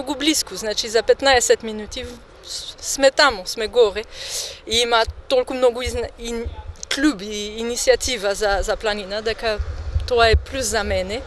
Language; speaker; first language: Macedonian; non-native, learner; French